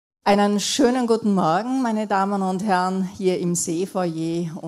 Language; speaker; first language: German; native; German